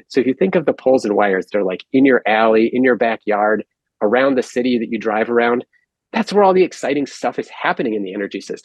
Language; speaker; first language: English; native; English